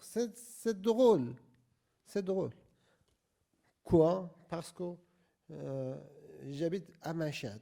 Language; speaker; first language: French; non-native, learner; Persian